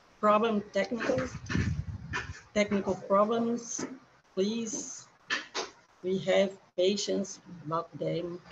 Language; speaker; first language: English; non-native, learner; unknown